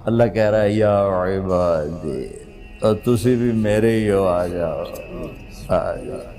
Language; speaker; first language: Urdu; non-native, local second language; Punjabi